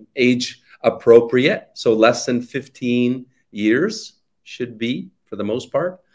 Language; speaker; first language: English; native; English